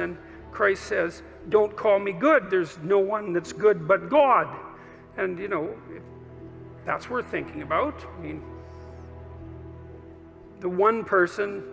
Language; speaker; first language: English; native; English